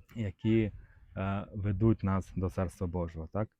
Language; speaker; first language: Ukrainian; native; Ukrainian